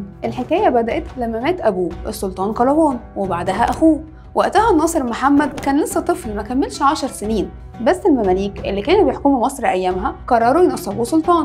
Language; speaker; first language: Arabic; native; Arabic